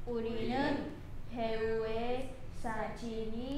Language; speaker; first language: Korean; non-native, learner; Vietnamese